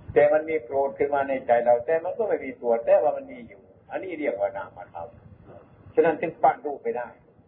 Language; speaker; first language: Thai; non-native, local second language; Lao